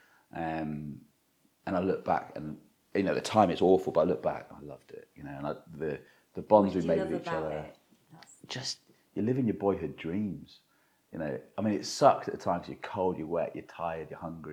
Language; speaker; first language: English; native; English